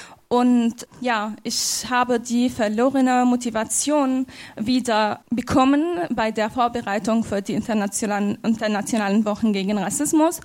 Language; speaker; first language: German; non-native, fluent; Arabic